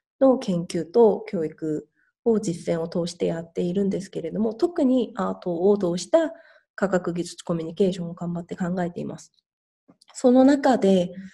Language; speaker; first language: Japanese; non-native, fluent; Korean